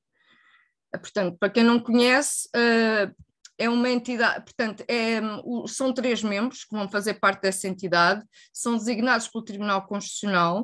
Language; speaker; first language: Portuguese; native; Portuguese